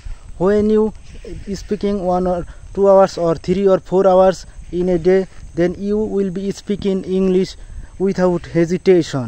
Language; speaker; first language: English; non-native, learner; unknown